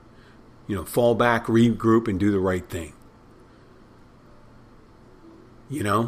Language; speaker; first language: English; native; English